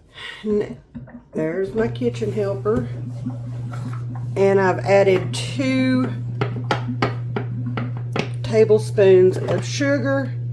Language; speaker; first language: English; native; English